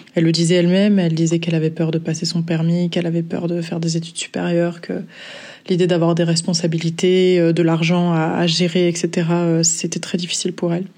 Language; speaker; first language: French; native; French